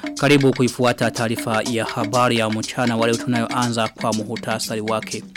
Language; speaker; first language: Swahili; non-native, local second language; Rundi